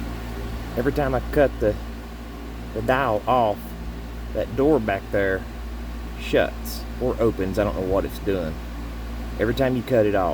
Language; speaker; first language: English; native; English